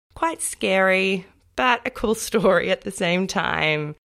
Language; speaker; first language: English; native; English